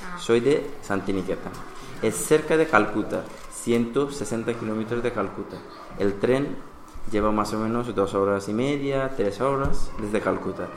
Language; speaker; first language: Spanish; non-native, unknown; Bangla